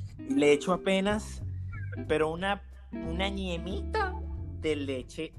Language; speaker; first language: Spanish; native; Spanish